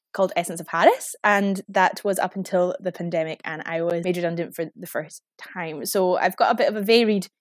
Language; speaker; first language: English; native; English